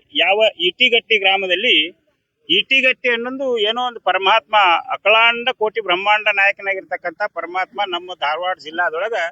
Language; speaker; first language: Kannada; native; Kannada